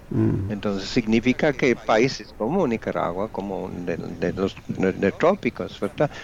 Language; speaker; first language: Spanish; non-native, fluent; English